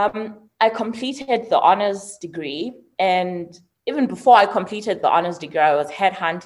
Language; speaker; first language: English; non-native, local second language; Xhosa